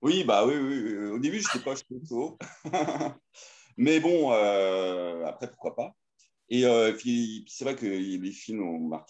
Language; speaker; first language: French; native; French